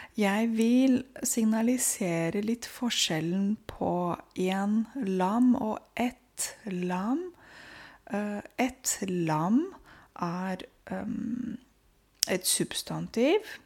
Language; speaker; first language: Norwegian; non-native, fluent; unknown